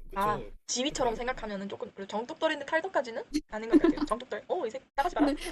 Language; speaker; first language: Korean; early bilingual, heritage; Korean